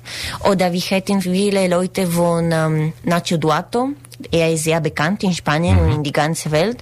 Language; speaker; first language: German; non-native, learner; Spanish